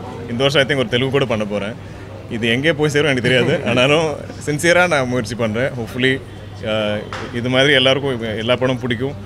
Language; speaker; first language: Tamil; non-native, local second language; Malayalam